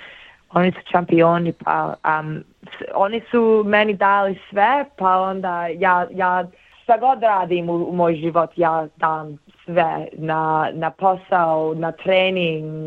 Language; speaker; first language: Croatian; early bilingual, heritage; Bosnian